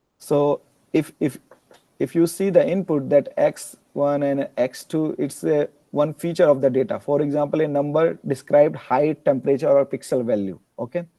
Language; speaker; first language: English; non-native, learner; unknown